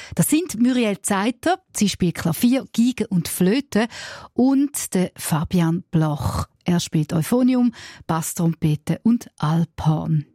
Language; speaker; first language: German; native; German